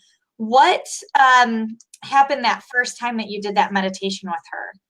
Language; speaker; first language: English; native; English